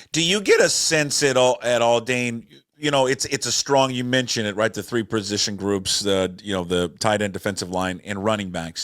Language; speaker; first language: English; native; English